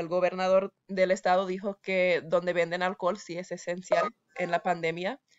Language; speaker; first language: Spanish; non-native, fluent; English